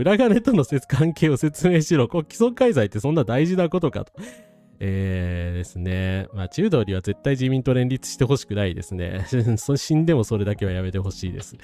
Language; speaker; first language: Japanese; native; Japanese